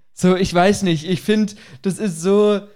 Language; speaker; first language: German; native; German